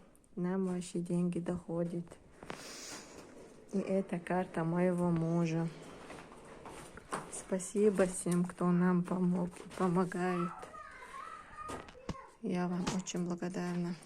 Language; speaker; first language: Russian; non-native, local second language; Chechen